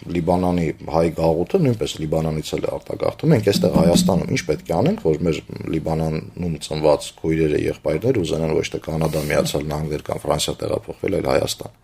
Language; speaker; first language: Armenian; native; Armenian